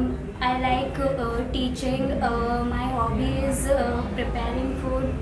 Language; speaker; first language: English; non-native, learner; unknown